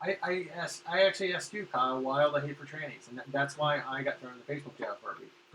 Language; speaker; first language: English; native; English